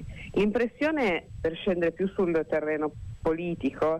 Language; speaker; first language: Italian; native; Italian